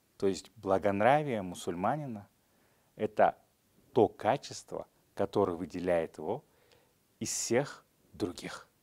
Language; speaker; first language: Russian; non-native, local second language; Kazakh